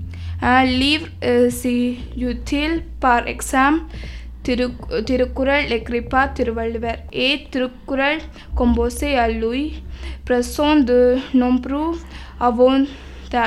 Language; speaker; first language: French; non-native, learner; Tamil